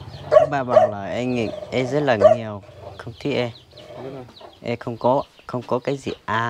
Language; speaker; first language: Vietnamese; non-native, local second language; Hmong